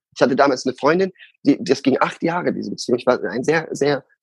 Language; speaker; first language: German; native; German